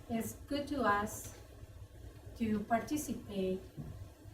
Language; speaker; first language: English; non-native, learner; Spanish